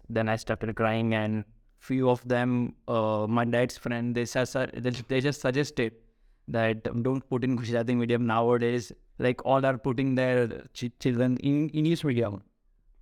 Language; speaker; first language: English; non-native, local second language; Gujarati